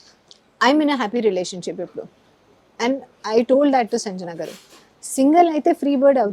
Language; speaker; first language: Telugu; non-native, local second language; Hindi